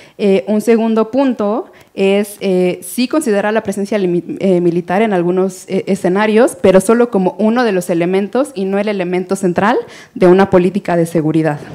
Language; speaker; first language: Spanish; native; Spanish